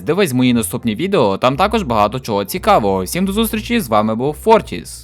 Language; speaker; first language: Ukrainian; native; Ukrainian